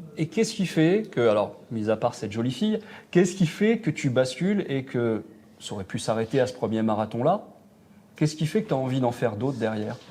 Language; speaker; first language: French; native; French